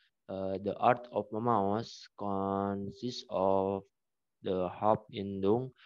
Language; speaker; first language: English; non-native, learner; Indonesian